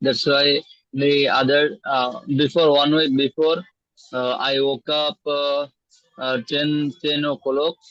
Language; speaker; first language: English; non-native, learner; Bangla